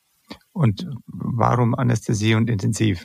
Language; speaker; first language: German; native; German